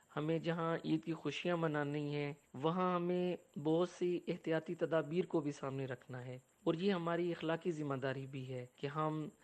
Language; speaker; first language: Urdu; non-native, local second language; Punjabi